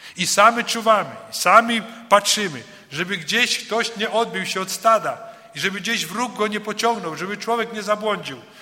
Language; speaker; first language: Polish; early bilingual, heritage; Polish